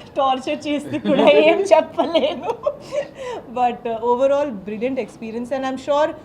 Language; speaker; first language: Telugu; non-native, learner; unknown